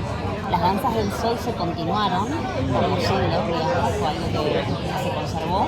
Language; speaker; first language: Spanish; native; Spanish